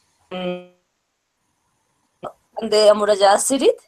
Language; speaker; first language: English; non-native, learner; Spanish